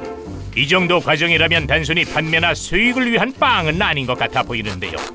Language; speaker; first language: Korean; native; Korean